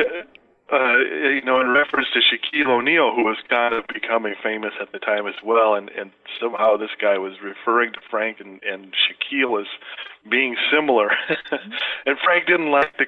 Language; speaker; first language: English; native; English